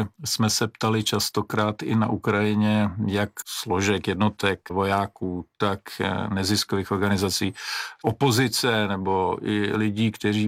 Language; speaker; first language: Czech; non-native, local second language; Ukrainian